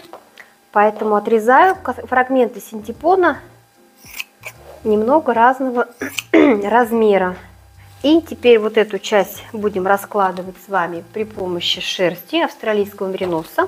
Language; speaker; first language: Russian; native; Russian